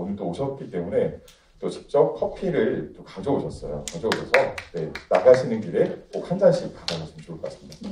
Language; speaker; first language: Korean; native; Korean